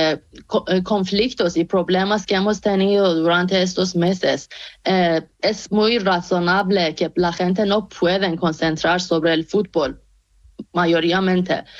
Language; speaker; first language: Spanish; non-native, fluent; Persian